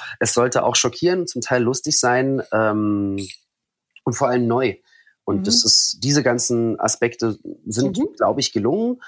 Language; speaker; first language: German; early bilingual, other home language; Russian